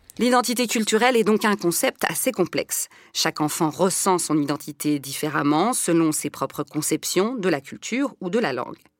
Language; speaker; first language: French; native; French